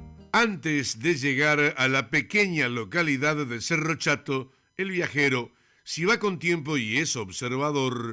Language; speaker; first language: Spanish; native; Spanish